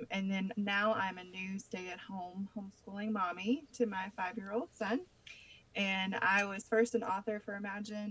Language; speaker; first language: English; native; English